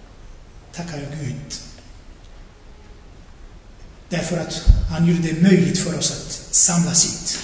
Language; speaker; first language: Swedish; non-native, fluent; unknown